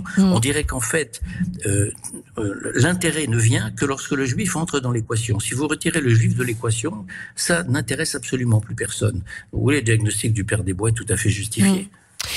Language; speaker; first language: French; native; French